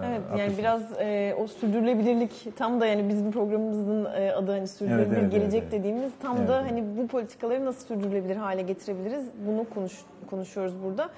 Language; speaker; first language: Turkish; native; Turkish